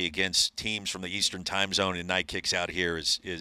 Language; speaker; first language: English; native; English